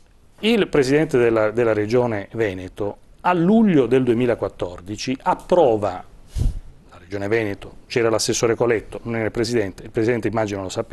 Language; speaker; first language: Italian; native; Italian